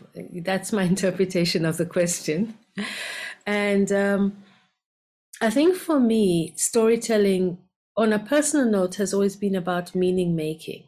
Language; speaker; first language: English; non-native, local second language; Ganda